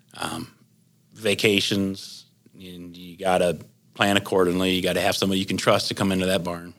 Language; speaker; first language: English; native; English